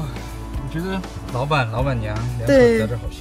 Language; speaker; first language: Chinese; native; Chinese